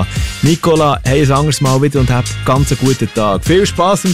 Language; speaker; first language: German; native; German